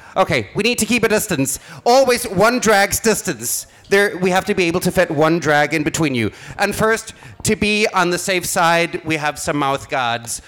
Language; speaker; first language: English; non-native, fluent; Danish